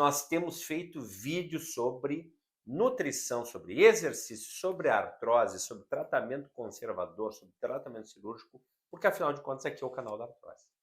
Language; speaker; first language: Portuguese; native; Portuguese